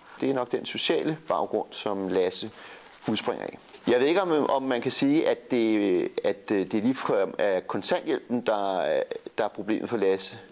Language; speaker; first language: Danish; native; Danish